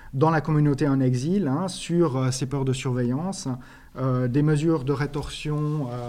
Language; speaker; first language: French; native; French